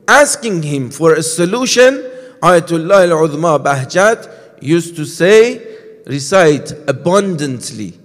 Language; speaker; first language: English; non-native, fluent; Persian